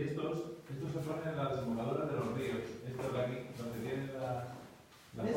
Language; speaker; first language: Spanish; native; Spanish